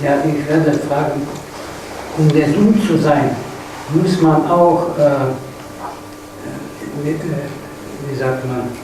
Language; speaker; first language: German; non-native, fluent; Slovenian